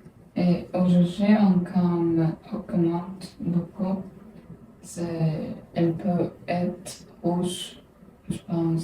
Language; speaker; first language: French; non-native, learner; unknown